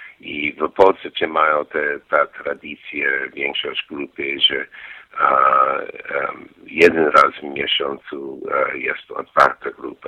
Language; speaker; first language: Polish; non-native, learner; English